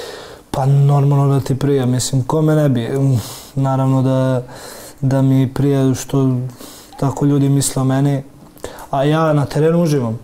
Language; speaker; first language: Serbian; early bilingual, heritage; Serbian